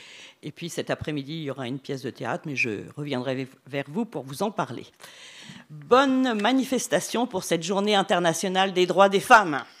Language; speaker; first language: French; native; French